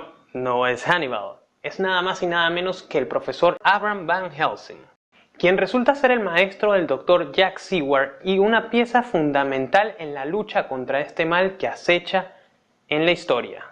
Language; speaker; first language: Spanish; native; Spanish